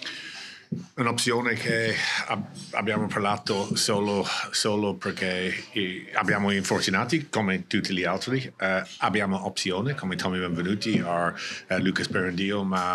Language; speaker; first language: Italian; non-native, learner; English